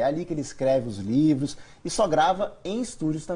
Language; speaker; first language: Portuguese; native; Portuguese